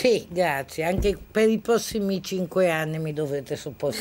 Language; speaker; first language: Italian; native; Italian